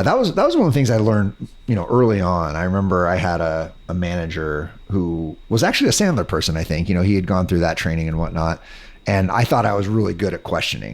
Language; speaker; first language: English; native; English